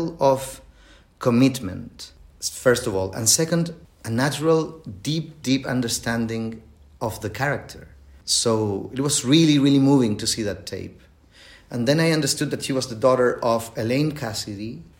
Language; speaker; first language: English; non-native, fluent; Spanish